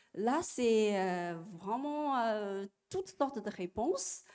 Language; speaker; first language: French; non-native, fluent; Chinese